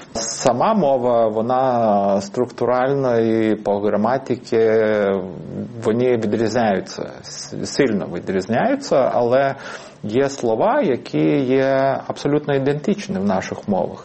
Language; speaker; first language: Ukrainian; non-native, fluent; Lithuanian